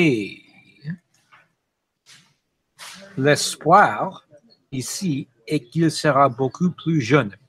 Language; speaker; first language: French; non-native, fluent; English